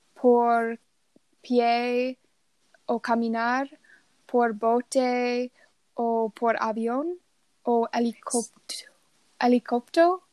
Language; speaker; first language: Spanish; non-native, learner; English